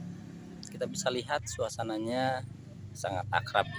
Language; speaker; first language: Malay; non-native, local second language; Sundanese